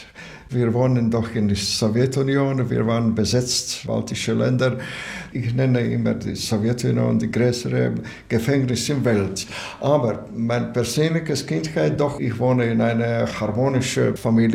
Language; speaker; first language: German; non-native, fluent; Latvian